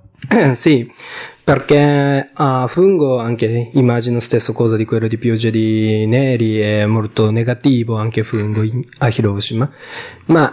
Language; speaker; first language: Italian; non-native, learner; Japanese